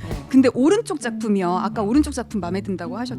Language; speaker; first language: Korean; native; Korean